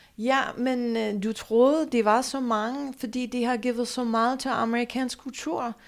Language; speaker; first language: Danish; non-native, fluent; English